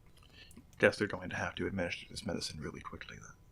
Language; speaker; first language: English; native; English